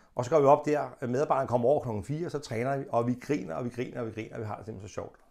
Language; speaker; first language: Danish; native; Danish